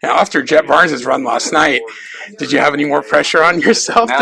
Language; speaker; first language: English; native; English